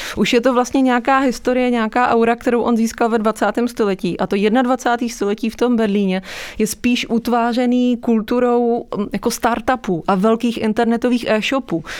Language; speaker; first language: Czech; native; Czech